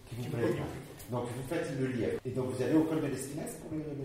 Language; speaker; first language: French; native; French